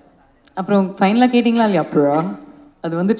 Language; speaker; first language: Tamil; native; Tamil